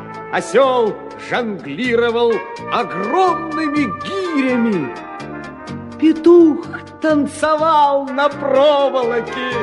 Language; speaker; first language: Russian; native; Russian